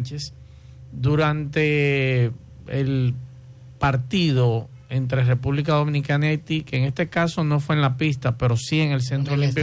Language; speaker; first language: Spanish; native; Spanish